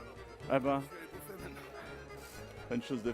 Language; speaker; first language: French; native; French